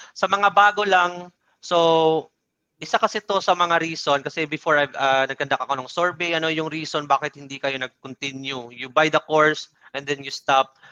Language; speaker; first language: Filipino; non-native, local second language; Cebuano